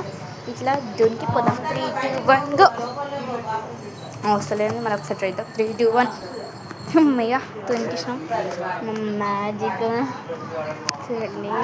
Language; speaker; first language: Telugu; native; Telugu